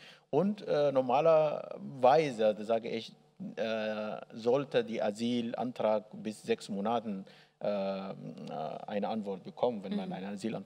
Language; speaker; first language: German; non-native, learner; Arabic